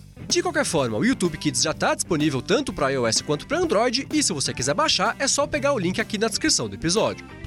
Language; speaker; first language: Portuguese; native; Portuguese